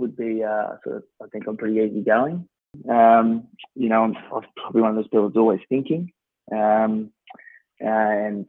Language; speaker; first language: English; native; English